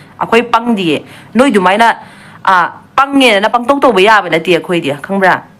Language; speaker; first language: Manipuri; non-native, local second language; Thado Chin